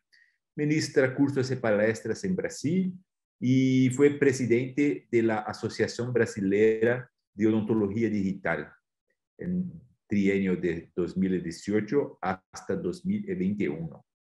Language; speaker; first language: Spanish; non-native, fluent; Portuguese